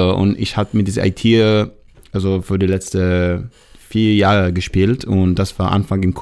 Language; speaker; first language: German; non-native, learner; Hebrew